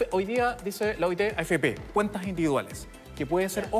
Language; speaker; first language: Spanish; native; Spanish